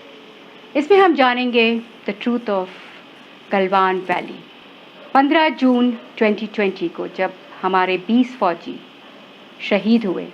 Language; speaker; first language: Hindi; native; Hindi